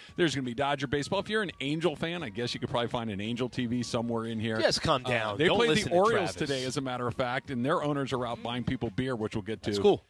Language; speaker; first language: English; native; English